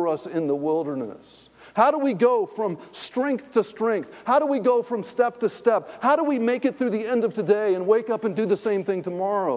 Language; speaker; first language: English; native; English